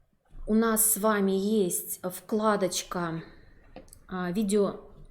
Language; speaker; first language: Russian; native; Russian